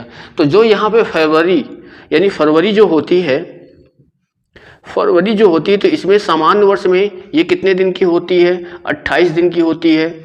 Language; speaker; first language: Hindi; native; Hindi